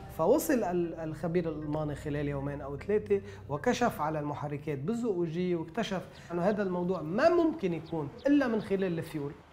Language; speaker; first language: Arabic; native; Arabic